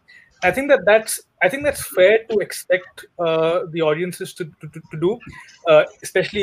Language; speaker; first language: English; non-native, local second language; Hindi